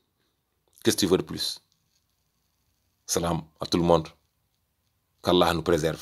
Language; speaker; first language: French; native; French